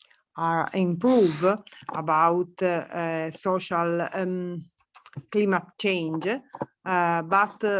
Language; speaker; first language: English; non-native, learner; Italian